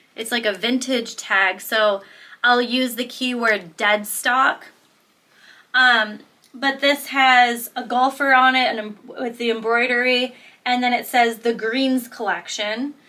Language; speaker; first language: English; native; English